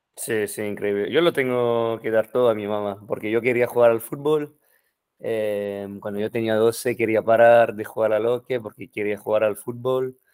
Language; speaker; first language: Spanish; non-native, fluent; French